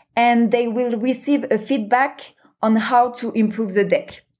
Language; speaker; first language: English; non-native, fluent; French